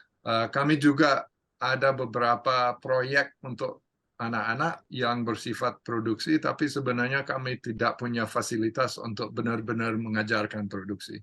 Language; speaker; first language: Indonesian; non-native, fluent; English